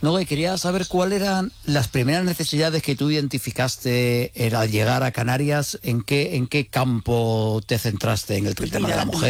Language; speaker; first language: Spanish; native; Spanish